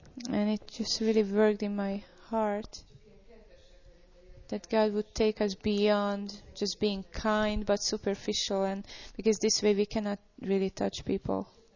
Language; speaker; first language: English; non-native, fluent; Hungarian